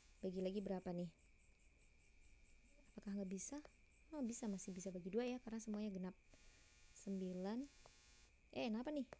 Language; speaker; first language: Indonesian; native; Indonesian